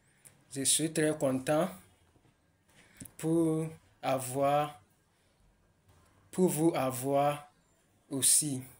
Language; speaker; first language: French; non-native, learner; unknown